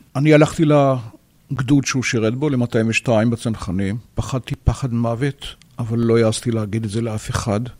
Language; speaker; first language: Hebrew; native; Hebrew